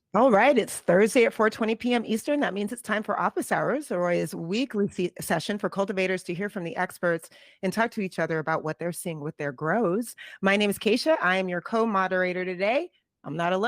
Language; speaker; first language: English; native; English